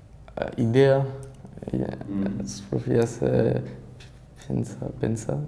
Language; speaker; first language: Spanish; non-native, learner; French